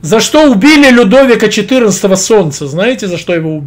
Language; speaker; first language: Russian; native; Russian